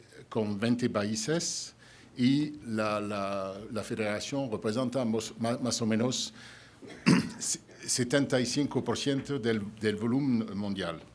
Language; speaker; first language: Spanish; non-native, fluent; French